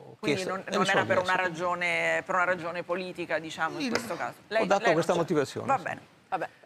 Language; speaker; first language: Italian; native; Italian